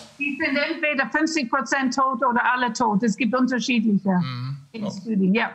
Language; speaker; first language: German; non-native, learner; English